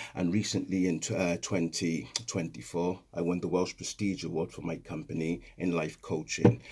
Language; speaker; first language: English; native; English